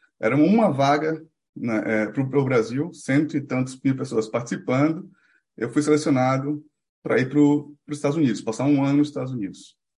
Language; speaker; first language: Portuguese; native; Portuguese